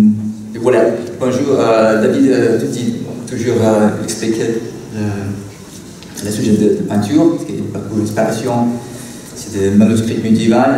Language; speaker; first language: French; non-native, learner; Russian